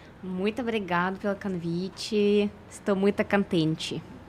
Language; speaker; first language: Portuguese; non-native, fluent; Russian